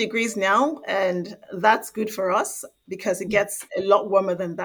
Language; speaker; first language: English; non-native, local second language; Igbo